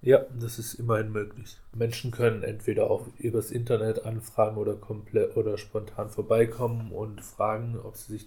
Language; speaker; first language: German; native; German